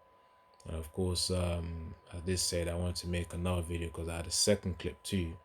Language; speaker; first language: English; native; English